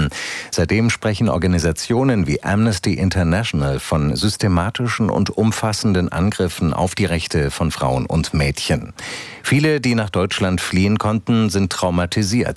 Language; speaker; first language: German; native; German